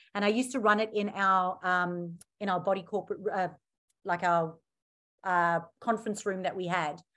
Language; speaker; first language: English; native; English